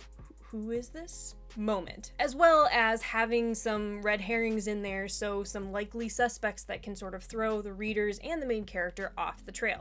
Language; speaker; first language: English; native; English